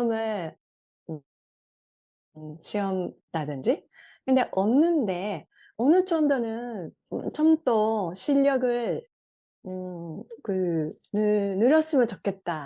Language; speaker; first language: Korean; non-native, fluent; Japanese